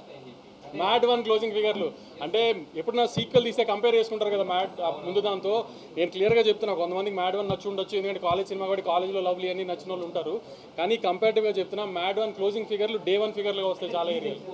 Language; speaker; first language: Telugu; native; Telugu